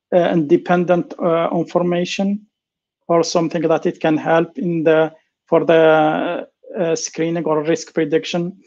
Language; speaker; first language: English; non-native, fluent; Arabic